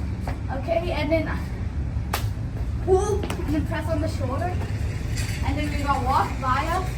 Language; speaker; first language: English; early bilingual, other home language; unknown